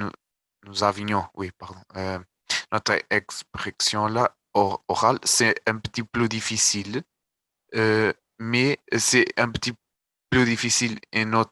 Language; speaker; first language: French; non-native, learner; Portuguese